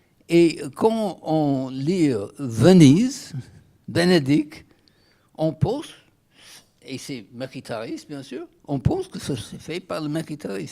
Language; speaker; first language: French; non-native, fluent; English